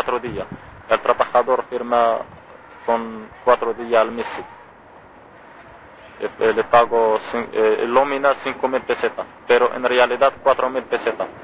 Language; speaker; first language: Spanish; non-native, learner; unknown